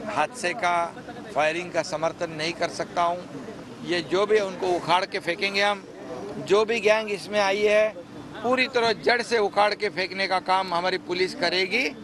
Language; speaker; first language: Hindi; non-native, local second language; Marathi